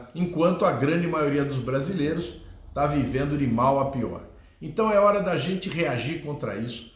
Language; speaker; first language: Portuguese; native; Portuguese